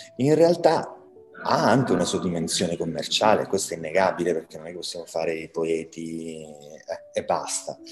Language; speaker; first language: Italian; early bilingual, heritage; Italian